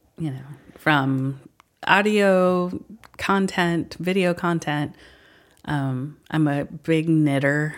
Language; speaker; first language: English; early bilingual, other home language; Filipino